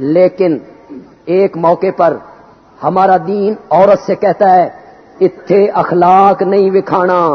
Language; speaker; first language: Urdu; non-native, local second language; Punjabi